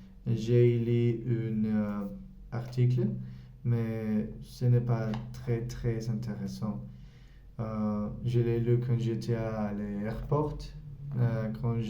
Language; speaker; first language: French; non-native, learner; Spanish